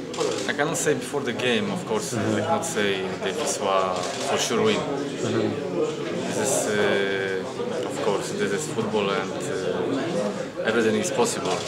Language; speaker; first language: English; non-native, learner; Polish